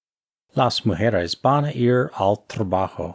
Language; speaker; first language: Spanish; non-native, fluent; English